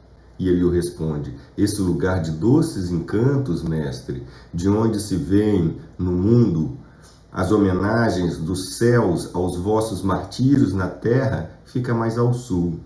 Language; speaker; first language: Portuguese; native; Portuguese